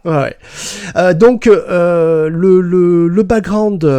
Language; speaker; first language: French; native; French